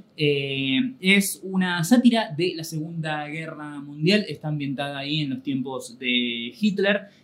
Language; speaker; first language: Spanish; native; Spanish